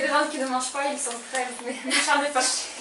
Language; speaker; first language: French; non-native, fluent; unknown